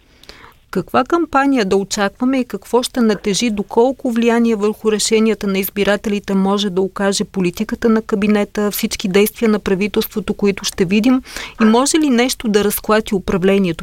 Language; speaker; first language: Bulgarian; native; Bulgarian